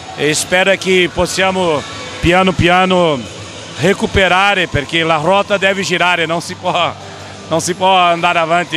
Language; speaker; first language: Italian; non-native, fluent; Portuguese